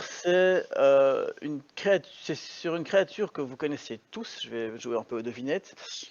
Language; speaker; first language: French; native; French